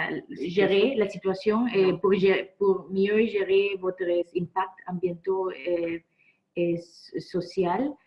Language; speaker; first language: French; non-native, fluent; Spanish